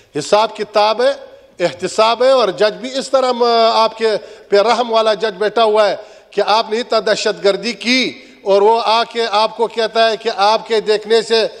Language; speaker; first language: Urdu; non-native, local second language; Pashto